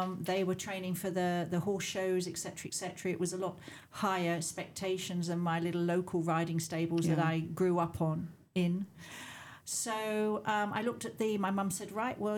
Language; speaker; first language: English; native; English